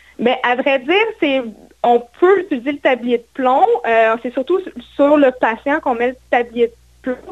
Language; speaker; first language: French; native; French